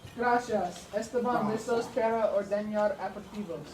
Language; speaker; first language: Spanish; non-native, learner; English